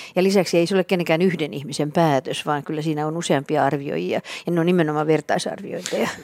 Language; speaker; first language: Finnish; native; Finnish